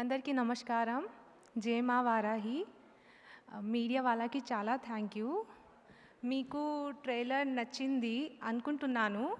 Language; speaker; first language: Telugu; non-native, learner; Hindi